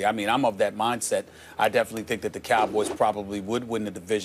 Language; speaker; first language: English; native; English